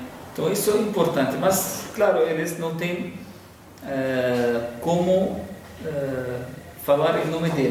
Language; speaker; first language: Portuguese; non-native, fluent; Arabic